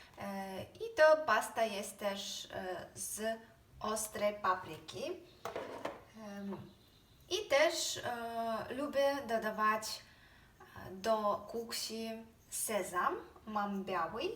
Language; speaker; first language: Polish; non-native, fluent; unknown